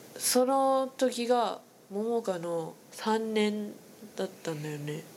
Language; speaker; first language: Japanese; non-native, fluent; English